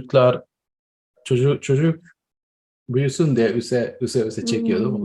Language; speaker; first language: Turkish; non-native, fluent; Japanese